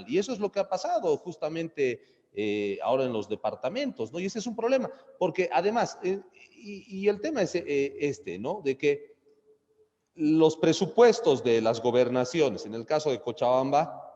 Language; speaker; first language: Spanish; native; Spanish